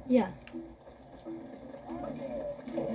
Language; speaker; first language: English; native; English